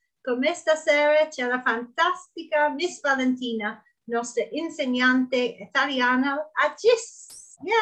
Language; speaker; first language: Italian; non-native, learner; English